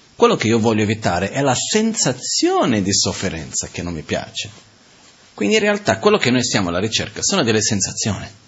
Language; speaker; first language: Italian; non-native, fluent; Portuguese